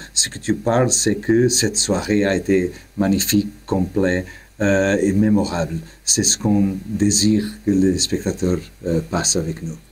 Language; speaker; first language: French; non-native, learner; Portuguese